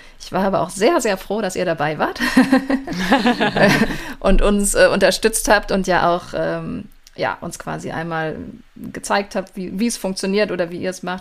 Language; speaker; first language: German; native; German